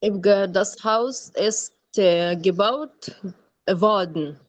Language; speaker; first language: German; non-native, fluent; Arabic